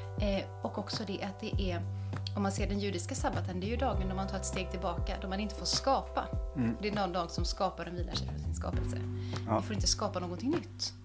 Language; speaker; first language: Swedish; native; Swedish